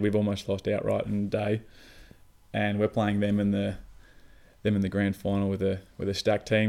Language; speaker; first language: English; native; English